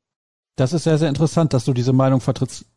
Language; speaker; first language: German; native; German